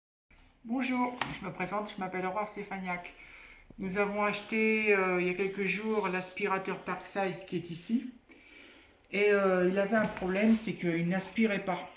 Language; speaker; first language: French; native; French